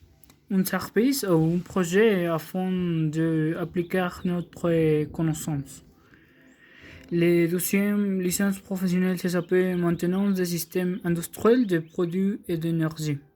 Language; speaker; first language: French; non-native, learner; Spanish